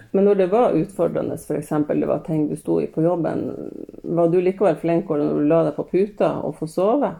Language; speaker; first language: Norwegian; native; Norwegian